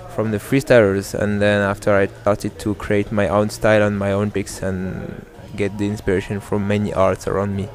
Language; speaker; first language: English; non-native, fluent; French